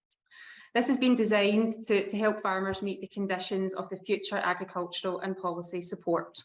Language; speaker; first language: English; native; English